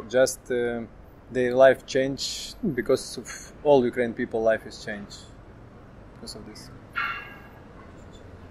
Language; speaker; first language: English; non-native, learner; Ukrainian